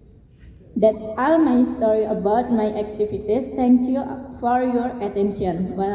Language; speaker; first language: English; non-native, learner; Indonesian